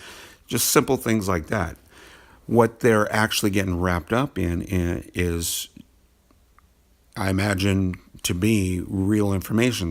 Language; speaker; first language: English; native; English